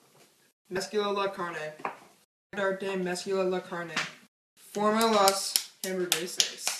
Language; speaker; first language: Spanish; non-native, learner; English